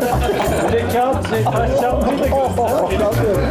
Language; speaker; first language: Turkish; native; Turkish